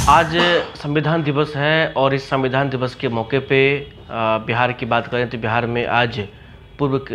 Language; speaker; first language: Hindi; native; Hindi